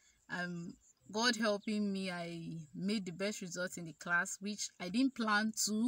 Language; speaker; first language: English; non-native, local second language; Igbo